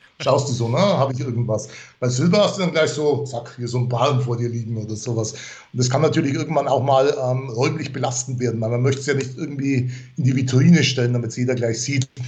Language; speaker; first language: German; non-native, fluent; English